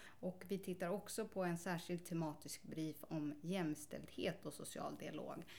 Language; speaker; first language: Swedish; native; Swedish